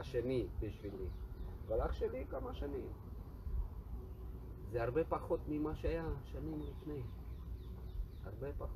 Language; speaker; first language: Hebrew; non-native, fluent; Romanian